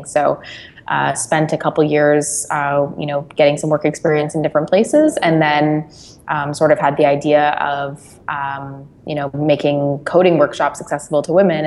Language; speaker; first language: English; native; English